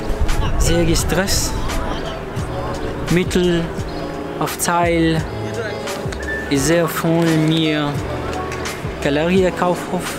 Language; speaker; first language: German; non-native, learner; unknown